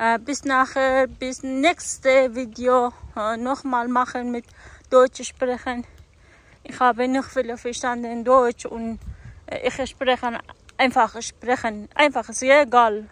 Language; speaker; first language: German; non-native, learner; Persian